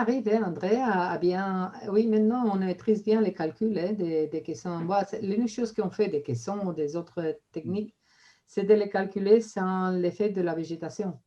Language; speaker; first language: French; non-native, fluent; Spanish